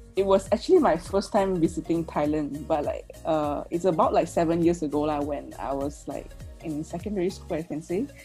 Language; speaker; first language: English; non-native, local second language; Chinese